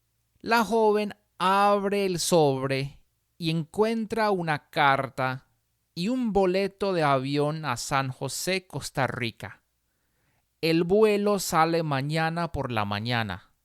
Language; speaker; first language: Spanish; non-native, fluent; English